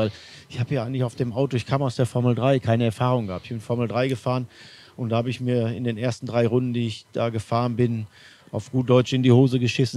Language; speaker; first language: German; native; German